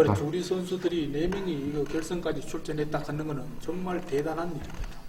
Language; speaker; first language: Korean; native; Korean